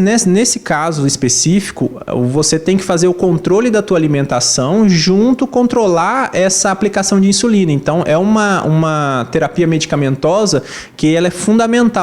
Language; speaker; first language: Portuguese; native; Portuguese